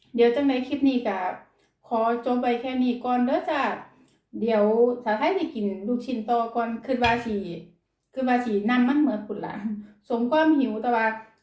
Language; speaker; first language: Thai; native; Thai